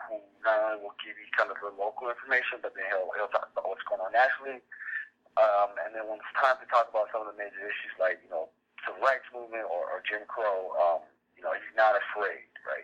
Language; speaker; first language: English; native; English